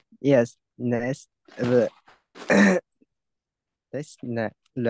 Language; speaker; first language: English; non-native, learner; Chinese